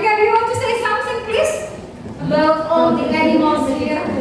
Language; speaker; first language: English; non-native, learner; Indonesian